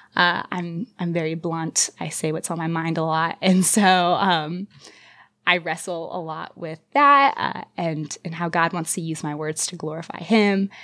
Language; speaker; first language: English; native; English